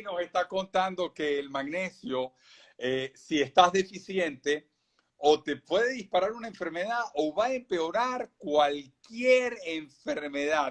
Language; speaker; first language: Spanish; native; Spanish